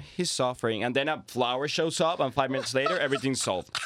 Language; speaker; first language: English; non-native, fluent; Spanish